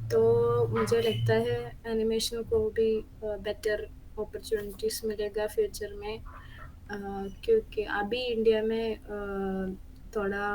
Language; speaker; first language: Hindi; non-native, local second language; Malayalam